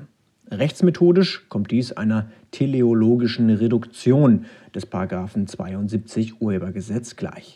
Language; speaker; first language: German; native; German